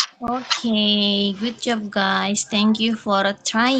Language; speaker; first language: English; non-native, fluent; Indonesian